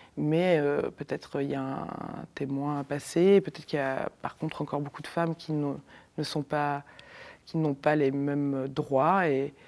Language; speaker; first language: French; native; French